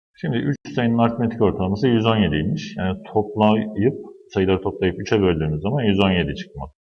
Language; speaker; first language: Turkish; native; Turkish